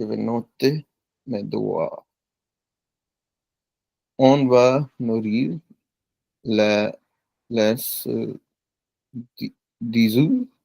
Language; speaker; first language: French; non-native, learner; Punjabi